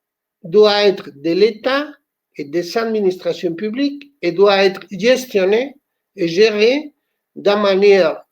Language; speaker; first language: French; non-native, fluent; Spanish